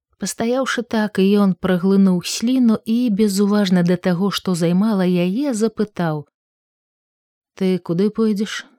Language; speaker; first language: Belarusian; native; Belarusian